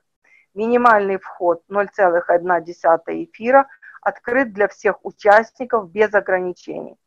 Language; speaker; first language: Russian; native; Russian